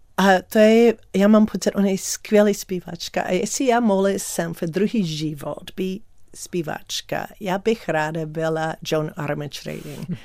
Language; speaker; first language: Czech; non-native, learner; English